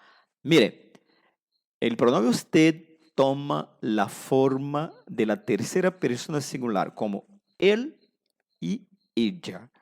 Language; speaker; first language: Spanish; non-native, fluent; Portuguese